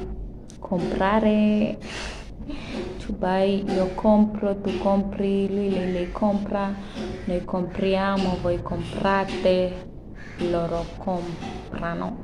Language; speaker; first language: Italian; non-native, learner; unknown